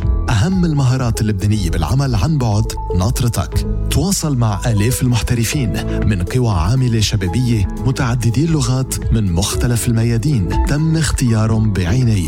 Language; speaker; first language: Arabic; native; Arabic